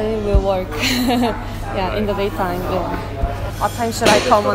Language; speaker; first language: English; non-native, learner; Korean